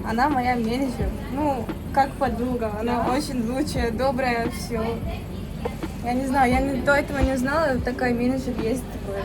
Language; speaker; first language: Russian; non-native, learner; Mongolian